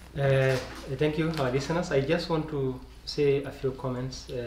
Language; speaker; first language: English; non-native, local second language; Masai